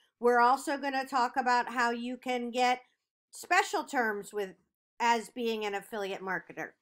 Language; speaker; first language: English; native; English